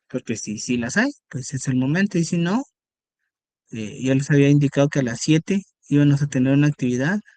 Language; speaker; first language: Spanish; native; Spanish